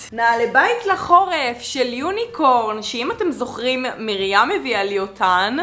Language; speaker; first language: Hebrew; native; Hebrew